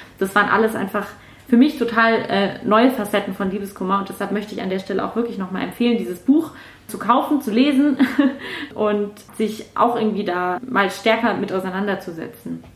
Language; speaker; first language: German; native; German